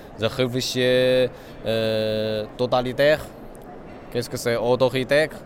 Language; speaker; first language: French; non-native, learner; Chinese